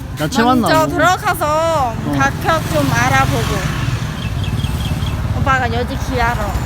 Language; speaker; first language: Korean; non-native, learner; Khmer